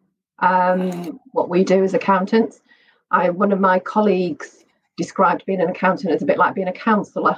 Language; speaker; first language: English; native; English